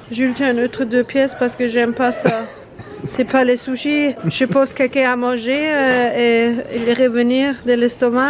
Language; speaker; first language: French; non-native, learner; Japanese